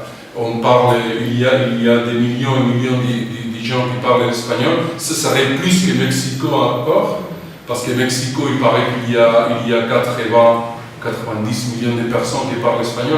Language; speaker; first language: French; non-native, fluent; Spanish